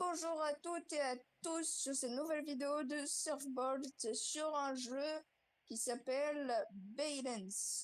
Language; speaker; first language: French; native; French